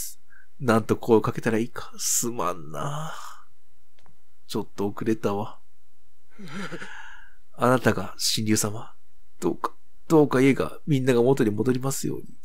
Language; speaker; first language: Japanese; native; Japanese